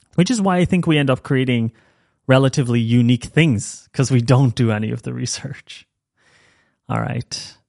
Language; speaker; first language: English; native; English